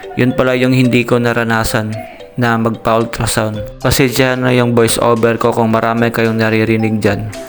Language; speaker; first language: Filipino; native; Filipino